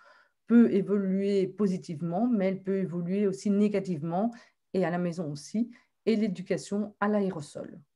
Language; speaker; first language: French; native; French